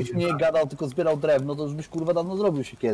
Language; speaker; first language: Polish; native; Polish